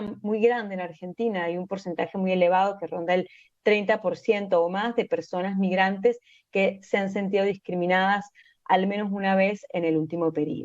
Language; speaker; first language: Spanish; native; Spanish